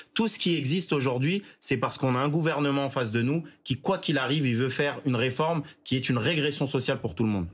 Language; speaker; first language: French; native; French